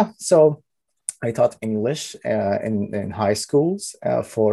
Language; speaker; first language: English; non-native, fluent; Arabic